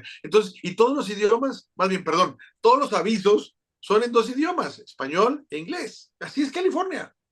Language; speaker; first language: Spanish; native; Spanish